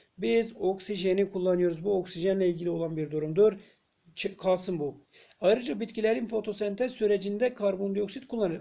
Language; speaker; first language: Turkish; native; Turkish